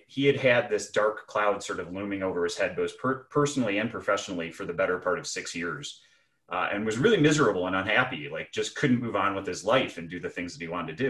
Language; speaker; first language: English; native; English